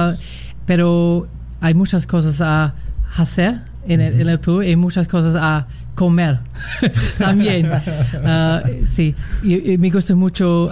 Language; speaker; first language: Spanish; non-native, fluent; English